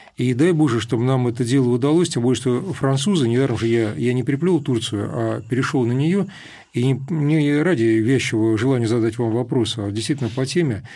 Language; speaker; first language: Russian; native; Russian